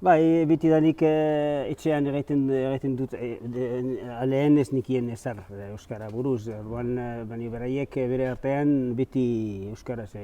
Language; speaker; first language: Basque; non-native, fluent; Arabic